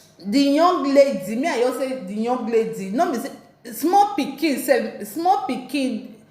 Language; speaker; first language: Nigerian Pidgin; native; Nigerian Pidgin